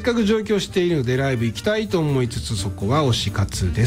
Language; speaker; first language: Japanese; native; Japanese